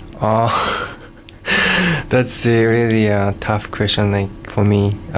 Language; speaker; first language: English; non-native, learner; Japanese